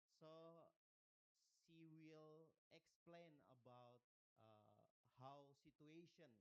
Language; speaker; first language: English; non-native, local second language; Indonesian